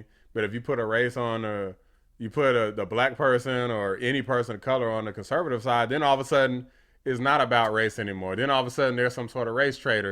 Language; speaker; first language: English; native; English